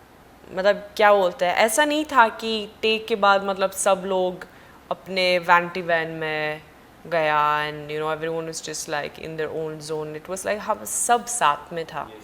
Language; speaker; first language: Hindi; non-native, fluent; Swedish